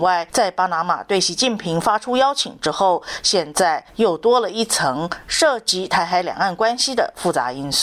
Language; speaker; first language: Chinese; native; Chinese